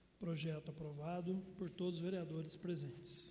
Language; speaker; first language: Portuguese; native; Portuguese